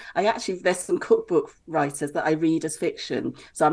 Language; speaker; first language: English; native; English